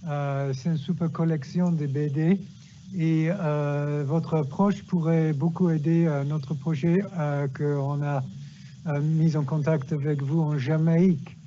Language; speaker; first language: French; non-native, fluent; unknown